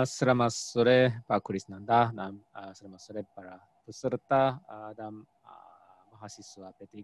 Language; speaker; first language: Indonesian; non-native, fluent; Japanese